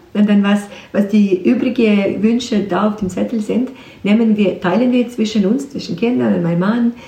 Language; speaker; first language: German; non-native, learner; Ukrainian